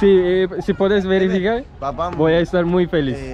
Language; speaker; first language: Spanish; non-native, fluent; Turkish